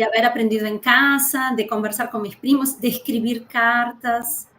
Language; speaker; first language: Spanish; early bilingual, heritage; Spanish